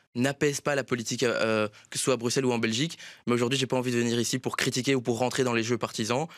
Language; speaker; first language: French; native; French